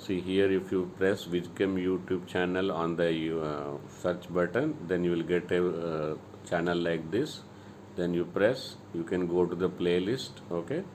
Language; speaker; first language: English; non-native, local second language; Telugu